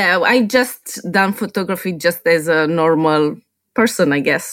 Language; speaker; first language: English; non-native, fluent; Romanian